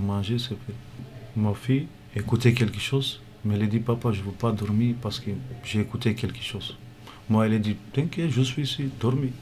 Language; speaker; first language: French; non-native, learner; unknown